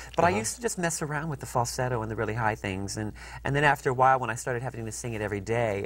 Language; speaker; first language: English; native; English